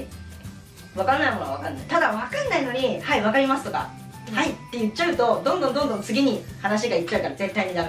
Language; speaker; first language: Japanese; native; Japanese